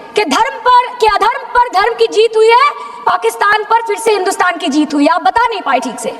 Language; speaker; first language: Hindi; non-native, local second language; Bangla